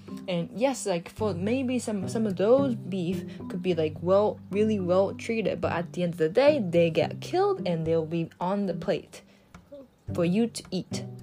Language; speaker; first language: English; non-native, fluent; Japanese